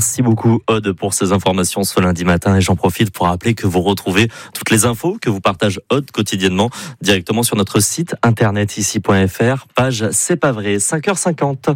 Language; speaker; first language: French; native; French